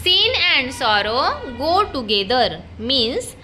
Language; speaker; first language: English; non-native, local second language; Marathi